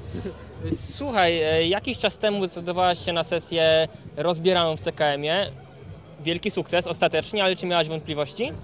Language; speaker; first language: Polish; native; Polish